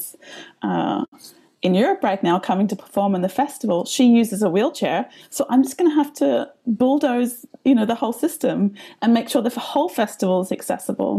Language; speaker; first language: English; native; English